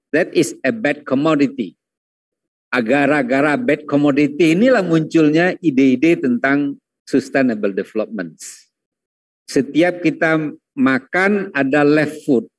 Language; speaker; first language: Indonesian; non-native, local second language; Minangkabau